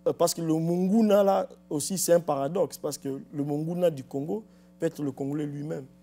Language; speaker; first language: French; non-native, local second language; Lingala